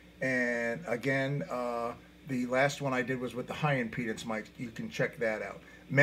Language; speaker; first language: English; native; English